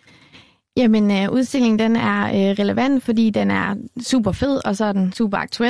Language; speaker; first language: Danish; native; Danish